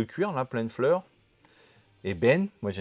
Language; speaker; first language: French; native; French